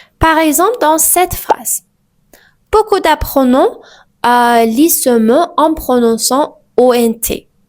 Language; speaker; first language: French; native; French